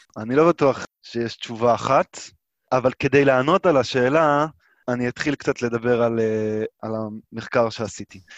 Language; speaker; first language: Hebrew; native; Hebrew